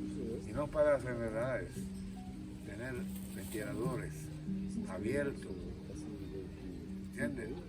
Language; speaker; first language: Spanish; non-native, fluent; Hebrew